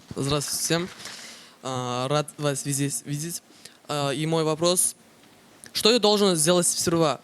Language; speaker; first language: Russian; non-native, local second language; Uzbek